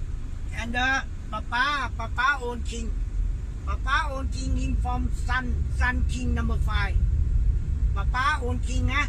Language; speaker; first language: English; non-native, learner; Thai